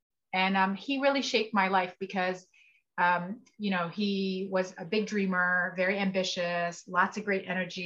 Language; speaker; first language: English; early bilingual, other home language; Arabic